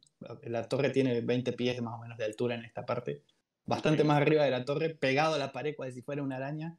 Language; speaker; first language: Spanish; native; Spanish